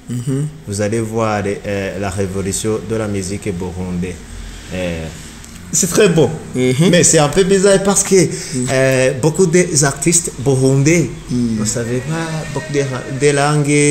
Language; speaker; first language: French; non-native, learner; Rundi